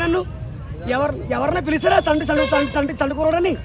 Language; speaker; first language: Telugu; native; Telugu